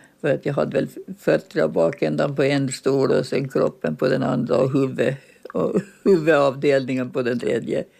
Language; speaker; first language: Swedish; native; Swedish